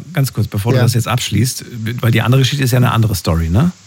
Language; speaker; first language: German; native; German